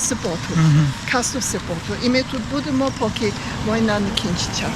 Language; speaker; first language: Ukrainian; early bilingual, heritage; Ukrainian